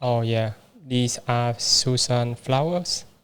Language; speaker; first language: English; non-native, learner; Vietnamese